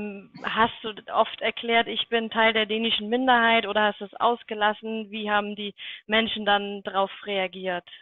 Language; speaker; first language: German; native; German